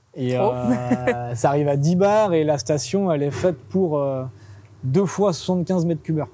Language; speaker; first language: French; native; French